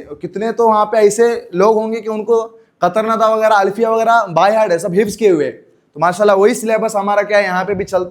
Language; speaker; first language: Hindi; native; Hindi